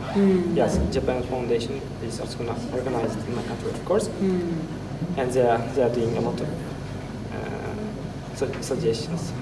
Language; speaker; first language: English; non-native, fluent; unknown